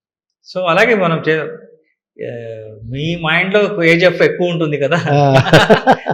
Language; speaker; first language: Telugu; non-native, learner; Kannada